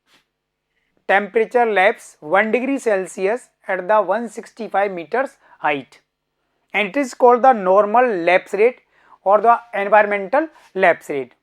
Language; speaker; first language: English; non-native, local second language; Hindi